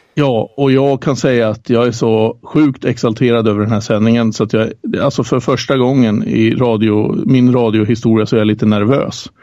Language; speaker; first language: Swedish; native; Swedish